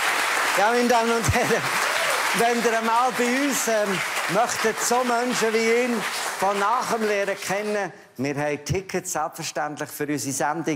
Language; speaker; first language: German; native; German